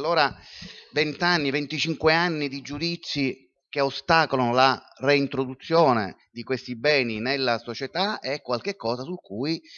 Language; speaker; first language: Italian; native; Italian